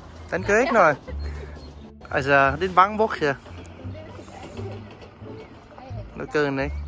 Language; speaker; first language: Vietnamese; native; Vietnamese